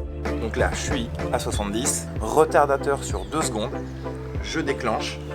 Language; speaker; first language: French; native; French